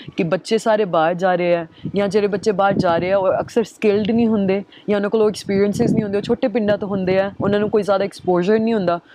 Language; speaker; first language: Punjabi; early bilingual, heritage; Punjabi